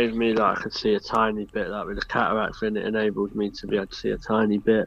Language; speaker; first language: English; native; English